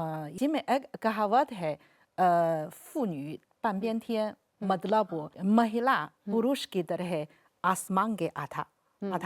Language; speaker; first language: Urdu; non-native, learner; Chinese